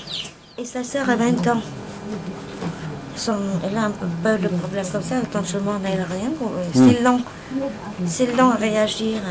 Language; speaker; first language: French; non-native, fluent; Vietnamese